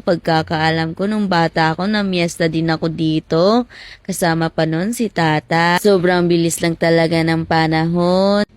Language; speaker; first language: Filipino; native; Filipino